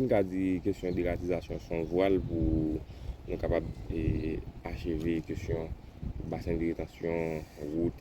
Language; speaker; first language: French; non-native, learner; Haitian Creole